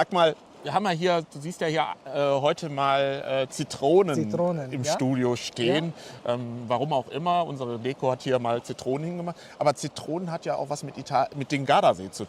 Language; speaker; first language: German; native; German